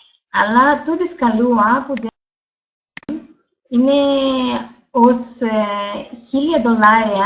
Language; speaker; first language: Greek; non-native, learner; Russian